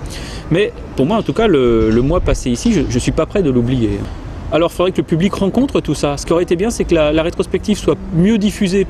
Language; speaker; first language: French; native; French